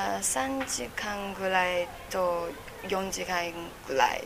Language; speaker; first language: Japanese; non-native, learner; Chinese